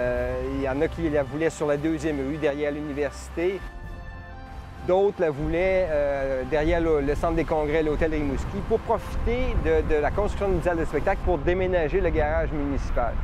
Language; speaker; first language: French; native; French